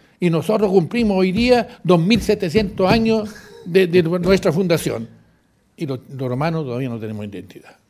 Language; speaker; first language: Spanish; native; Spanish